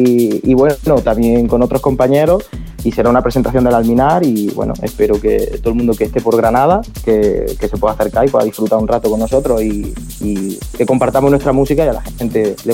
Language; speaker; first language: Spanish; native; Spanish